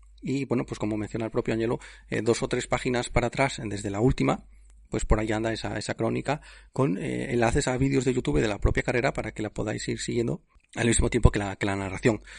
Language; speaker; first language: Spanish; native; Spanish